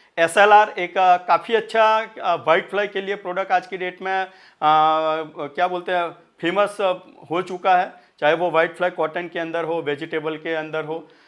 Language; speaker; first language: Hindi; non-native, local second language; Marathi